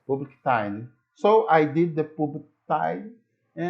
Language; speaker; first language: English; non-native, learner; Portuguese